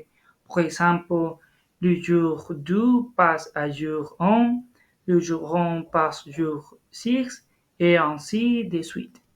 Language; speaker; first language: French; non-native, learner; Spanish